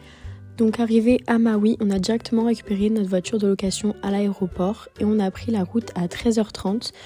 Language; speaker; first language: French; native; French